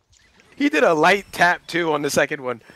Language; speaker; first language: English; native; English